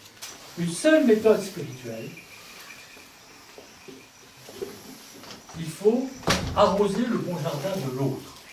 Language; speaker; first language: French; native; French